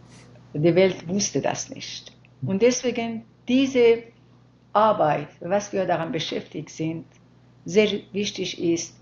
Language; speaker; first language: German; non-native, fluent; Persian